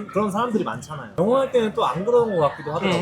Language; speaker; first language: Korean; native; Korean